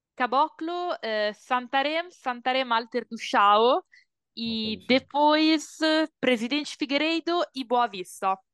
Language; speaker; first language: Portuguese; non-native, learner; Italian